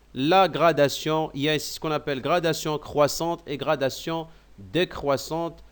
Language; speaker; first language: French; non-native, local second language; Arabic